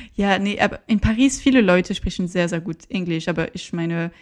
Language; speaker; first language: German; non-native, learner; French